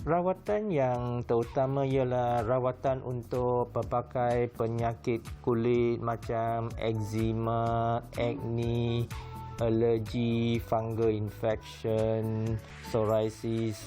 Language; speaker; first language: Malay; non-native, local second language; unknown